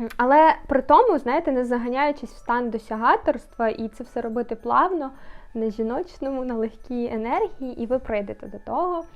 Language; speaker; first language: Ukrainian; non-native, local second language; Russian